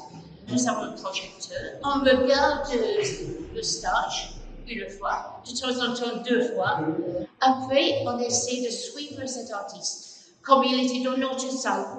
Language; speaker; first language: French; non-native, fluent; English